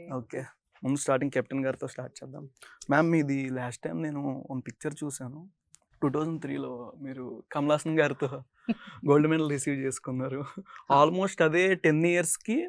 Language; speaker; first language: Telugu; native; Telugu